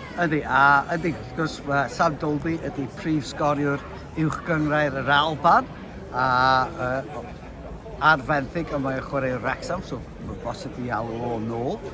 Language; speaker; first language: Welsh; native; Welsh